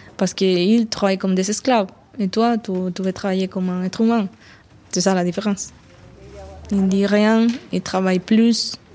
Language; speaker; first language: French; non-native, fluent; Spanish